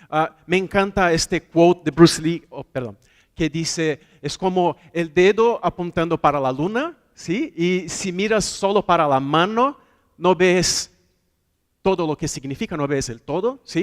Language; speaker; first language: Spanish; non-native, fluent; Portuguese